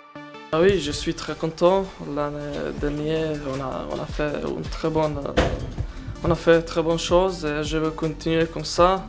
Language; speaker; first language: French; non-native, learner; Croatian